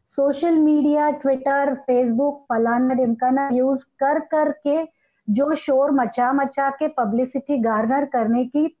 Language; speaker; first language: Hindi; non-native, local second language; Marathi